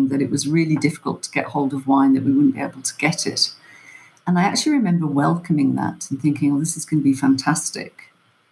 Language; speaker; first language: English; native; English